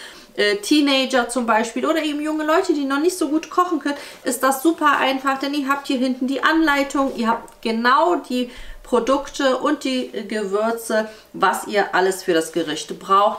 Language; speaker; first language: German; native; German